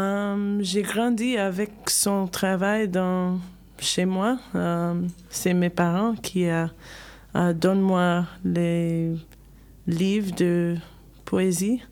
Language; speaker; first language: French; non-native, learner; English